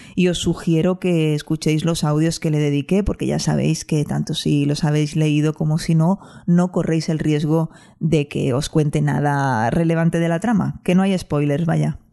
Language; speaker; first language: Spanish; non-native, local second language; Catalan